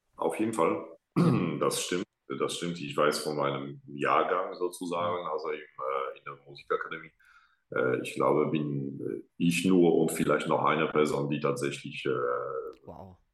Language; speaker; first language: German; non-native, fluent; Polish